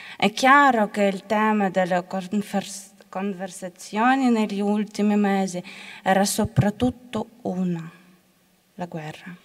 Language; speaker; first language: Italian; non-native, learner; Ukrainian